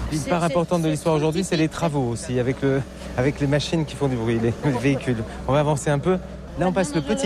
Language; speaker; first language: French; native; French